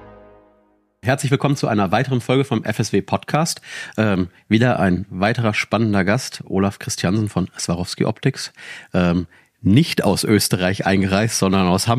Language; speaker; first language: German; native; German